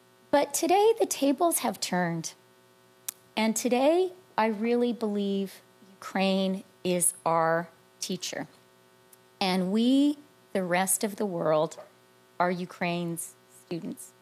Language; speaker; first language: English; native; English